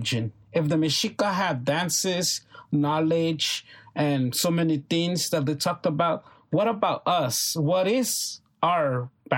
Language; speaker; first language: English; non-native, fluent; Mixtepec Mixtec